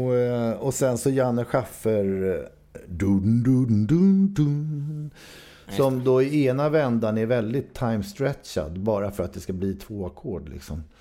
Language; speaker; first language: Swedish; native; Swedish